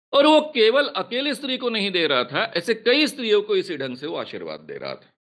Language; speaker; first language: Hindi; non-native, local second language; Marathi